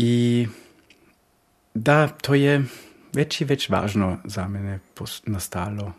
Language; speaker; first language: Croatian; early bilingual, heritage; Croatian